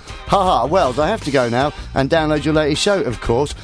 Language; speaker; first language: English; native; English